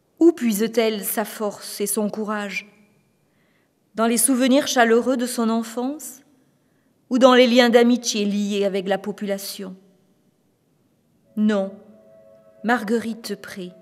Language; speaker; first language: French; native; French